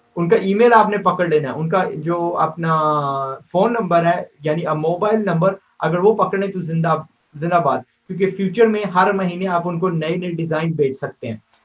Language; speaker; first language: Urdu; native; Urdu